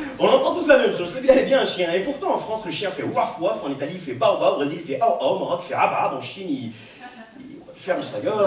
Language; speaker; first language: French; native; French